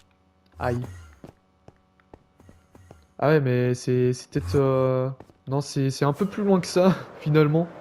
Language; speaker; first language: French; native; French